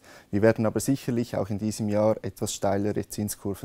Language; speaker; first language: German; native; German